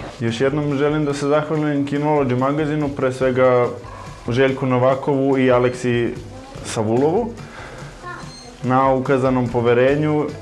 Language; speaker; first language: Serbian; native; Serbian